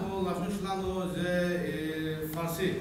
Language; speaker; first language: Hebrew; non-native, learner; Persian